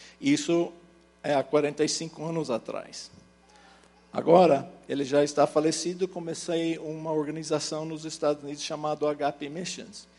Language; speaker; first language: Portuguese; early bilingual, other home language; English